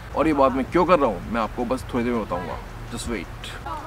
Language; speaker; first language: Hindi; native; Hindi